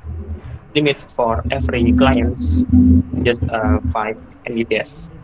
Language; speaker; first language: English; non-native, learner; Indonesian